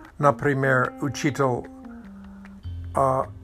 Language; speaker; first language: Russian; non-native, learner; Czech